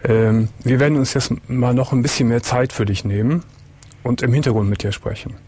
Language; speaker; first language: German; native; German